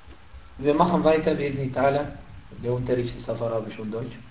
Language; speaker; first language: German; non-native, fluent; Arabic